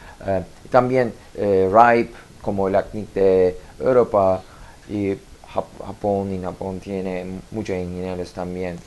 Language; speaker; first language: Spanish; non-native, learner; Turkish